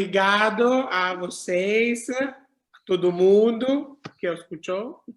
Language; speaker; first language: Portuguese; non-native, learner; Italian